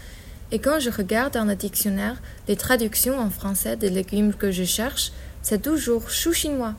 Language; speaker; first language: French; non-native, fluent; Chinese